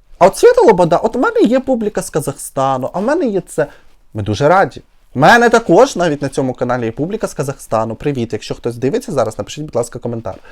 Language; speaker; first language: Ukrainian; non-native, local second language; Russian